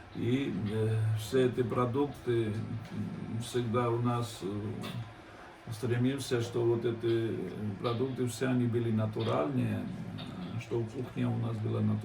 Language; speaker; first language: Russian; non-native, fluent; Georgian